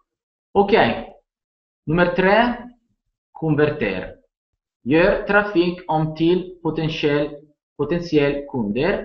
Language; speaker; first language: Norwegian; non-native, learner; Italian